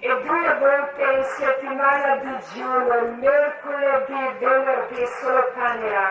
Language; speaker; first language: Italian; non-native, learner; Croatian